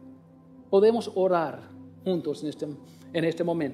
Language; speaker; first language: Spanish; non-native, learner; English